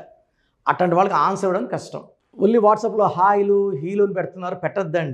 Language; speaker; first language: Telugu; native; Telugu